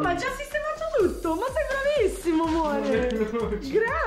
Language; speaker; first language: Italian; native; Italian